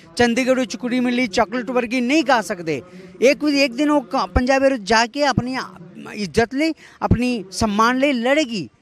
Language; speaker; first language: Punjabi; non-native, fluent; Kannada